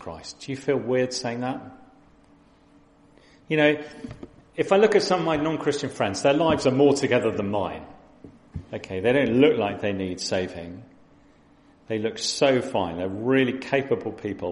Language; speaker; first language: English; native; English